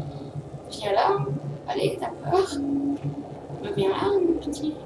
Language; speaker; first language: French; native; French